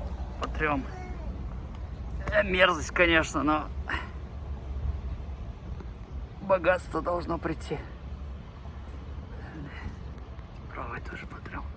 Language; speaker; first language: Russian; native; Russian